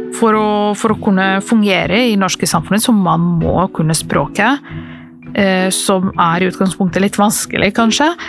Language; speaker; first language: Norwegian; non-native, fluent; Serbian